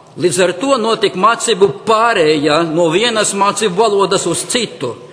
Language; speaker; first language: Latvian; non-native, local second language; Russian